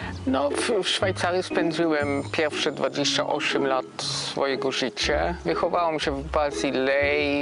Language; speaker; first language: Polish; non-native, fluent; German